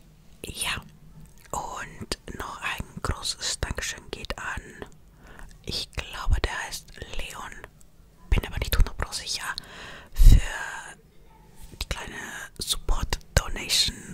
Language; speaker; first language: German; non-native, fluent; Estonian